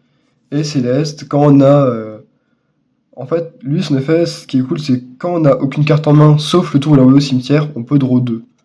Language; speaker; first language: French; native; French